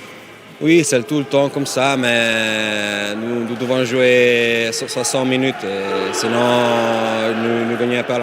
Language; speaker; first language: French; non-native, learner; Italian